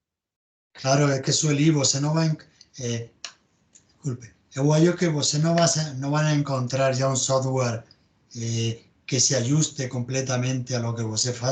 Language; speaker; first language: Portuguese; non-native, learner; Spanish